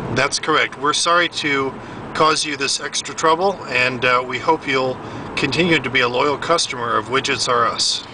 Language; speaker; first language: English; native; English